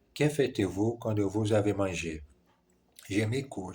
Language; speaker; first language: French; non-native, learner; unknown